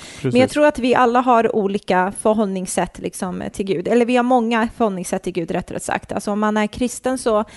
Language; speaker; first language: Swedish; early bilingual, other home language; Croatian